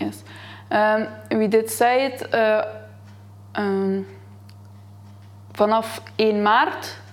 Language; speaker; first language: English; non-native, learner; Dutch